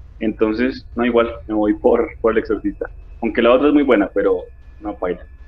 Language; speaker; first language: Spanish; native; Spanish